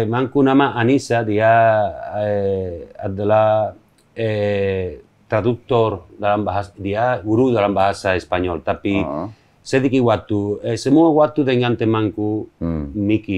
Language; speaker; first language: Indonesian; non-native, learner; Spanish